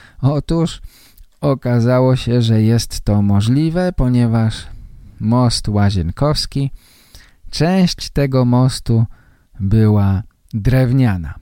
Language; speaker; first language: Polish; native; Polish